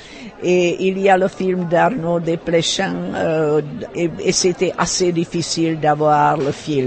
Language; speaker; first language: French; non-native, fluent; Czech